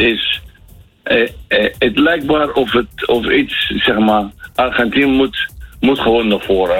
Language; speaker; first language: Dutch; non-native, fluent; Arabic